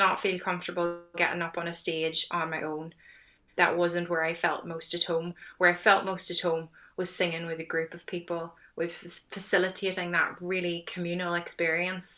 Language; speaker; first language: English; native; English